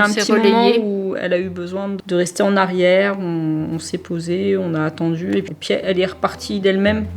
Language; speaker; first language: French; native; French